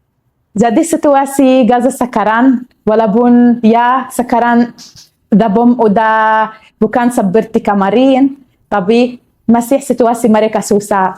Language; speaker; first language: Indonesian; non-native, learner; Arabic